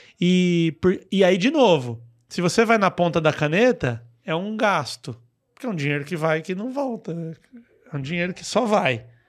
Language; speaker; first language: Portuguese; native; Portuguese